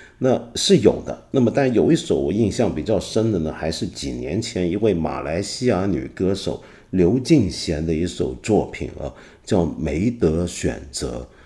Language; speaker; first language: Chinese; non-native, local second language; Cantonese